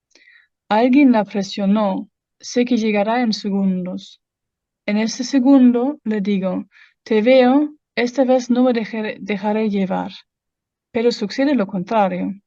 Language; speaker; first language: Spanish; non-native, fluent; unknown